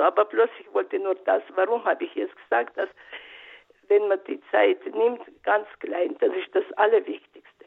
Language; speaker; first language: German; non-native, learner; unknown